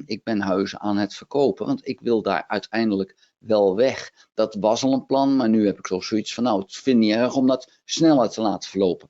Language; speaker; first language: Dutch; native; Dutch